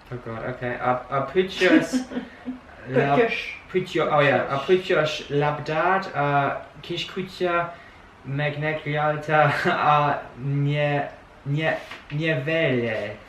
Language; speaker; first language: Hungarian; non-native, learner; German